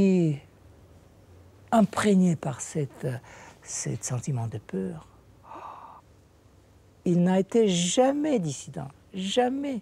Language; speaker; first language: French; non-native, fluent; Russian